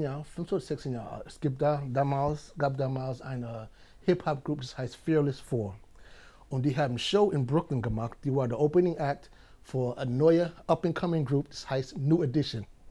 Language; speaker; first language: German; non-native, fluent; English